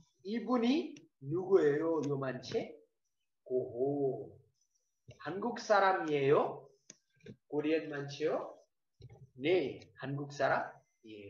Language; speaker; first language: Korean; non-native, fluent; Nepali